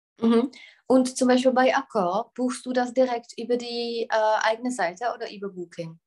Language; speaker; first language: German; non-native, fluent; Czech